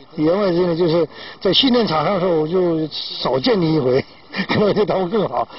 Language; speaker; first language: Chinese; non-native, fluent; Korean